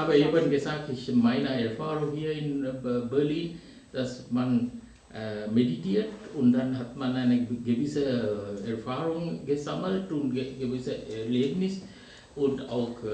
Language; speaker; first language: German; non-native, fluent; Sinhala